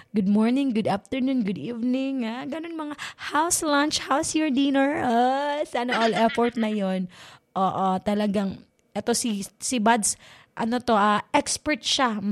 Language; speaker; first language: Filipino; non-native, local second language; Cebuano